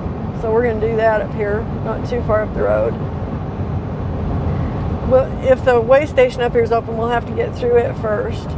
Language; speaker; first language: English; native; English